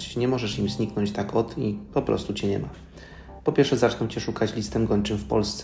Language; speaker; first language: Polish; native; Polish